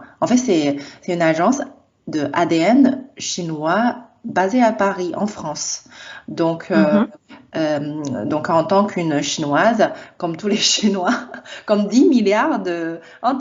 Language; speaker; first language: French; non-native, fluent; Chinese